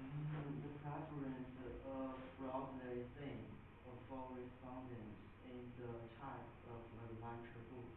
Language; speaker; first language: English; non-native, learner; Chinese